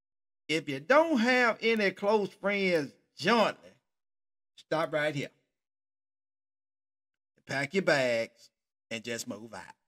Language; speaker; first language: English; native; English